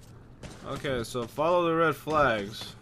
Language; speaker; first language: English; native; English